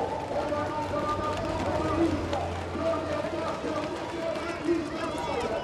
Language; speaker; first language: French; native; French